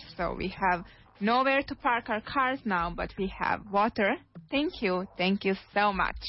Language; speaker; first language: English; non-native, fluent; Serbian